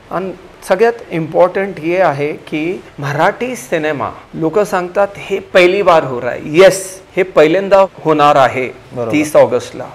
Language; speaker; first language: Marathi; non-native, local second language; Punjabi